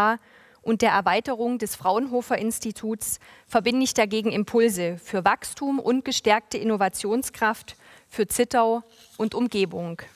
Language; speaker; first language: German; native; German